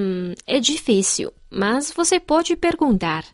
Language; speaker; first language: Portuguese; non-native, fluent; Chinese